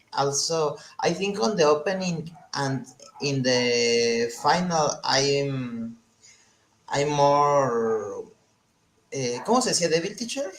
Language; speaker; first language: English; non-native, learner; Spanish